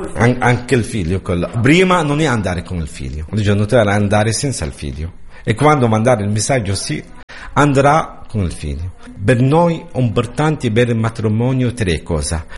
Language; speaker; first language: Italian; non-native, learner; Arabic